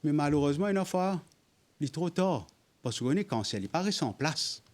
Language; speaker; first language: French; non-native, local second language; Morisyen